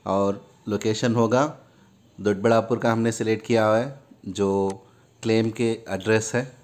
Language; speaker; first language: Hindi; non-native, local second language; Urdu